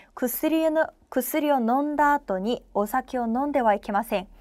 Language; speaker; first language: Japanese; non-native, fluent; Korean